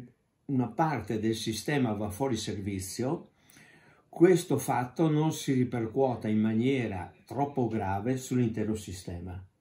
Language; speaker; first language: Italian; native; Italian